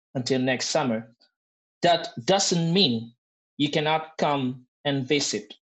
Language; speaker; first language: English; non-native, fluent; Spanish